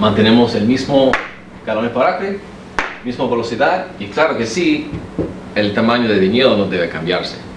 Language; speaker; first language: Spanish; early bilingual, heritage; Spanish